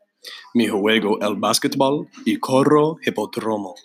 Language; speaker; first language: Spanish; non-native, learner; English